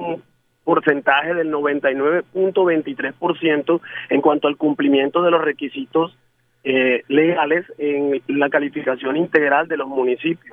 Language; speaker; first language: Spanish; native; Spanish